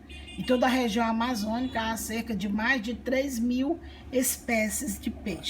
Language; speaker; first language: Portuguese; native; Portuguese